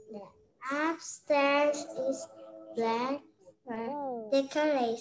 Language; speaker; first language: English; non-native, learner; Indonesian